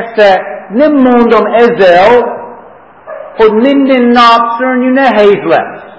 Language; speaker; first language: Hungarian; non-native, fluent; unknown